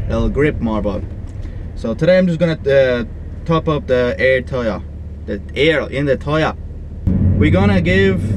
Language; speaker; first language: English; native; English